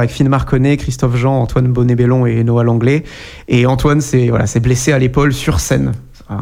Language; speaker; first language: French; native; French